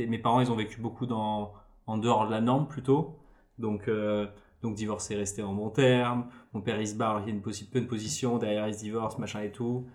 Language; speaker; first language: French; native; French